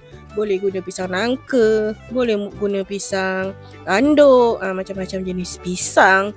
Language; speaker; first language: Malay; native; Malay